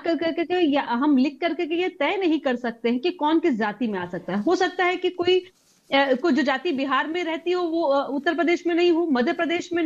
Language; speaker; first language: Hindi; native; Hindi